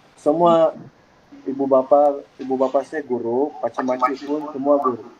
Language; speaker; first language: Malay; native; Malay